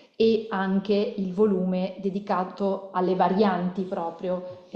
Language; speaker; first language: Italian; native; Italian